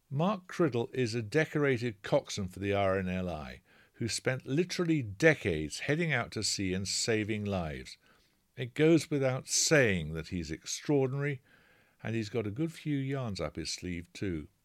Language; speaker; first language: English; native; English